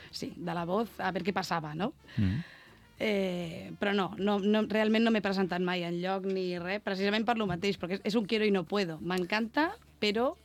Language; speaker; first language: Catalan; native; Catalan